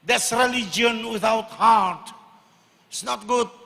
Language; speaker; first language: English; non-native, learner; Indonesian